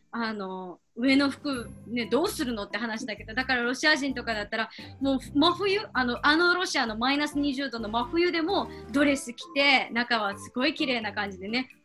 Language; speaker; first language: Japanese; native; Japanese